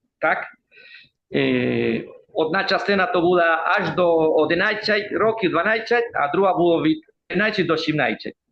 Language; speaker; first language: Ukrainian; early bilingual, heritage; Ukrainian